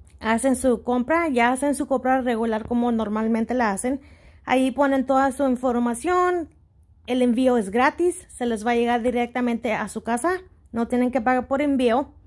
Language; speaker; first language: Spanish; early bilingual, heritage; Spanish